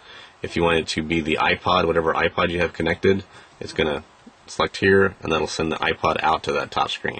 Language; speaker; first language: English; native; English